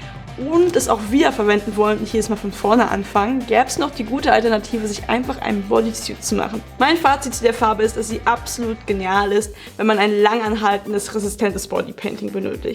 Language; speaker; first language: German; native; German